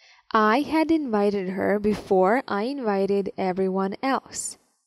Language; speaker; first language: English; non-native, fluent; Serbian